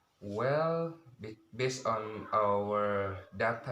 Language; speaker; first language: English; non-native, learner; Indonesian